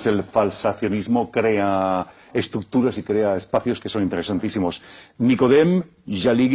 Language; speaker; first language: Spanish; native; Spanish